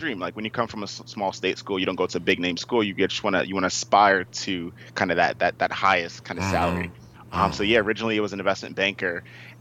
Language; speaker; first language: English; native; English